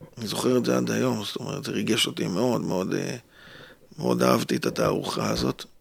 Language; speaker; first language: Hebrew; native; Hebrew